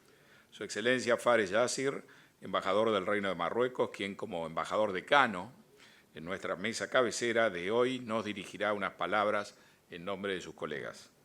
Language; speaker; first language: Spanish; native; Spanish